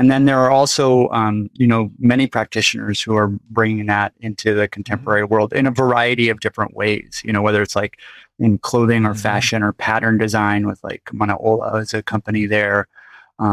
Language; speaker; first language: English; native; English